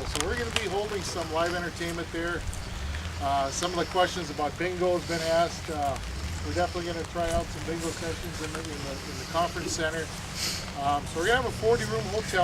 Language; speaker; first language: English; native; English